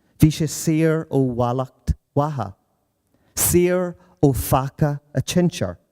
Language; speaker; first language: Irish; non-native, fluent; English